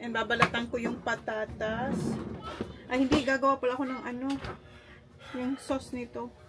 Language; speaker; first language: Filipino; non-native, local second language; Bikol